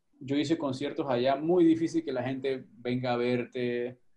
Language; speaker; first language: Spanish; native; Spanish